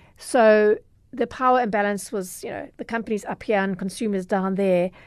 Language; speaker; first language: English; native; English